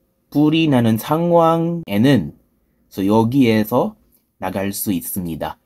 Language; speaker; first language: Korean; non-native, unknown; Filipino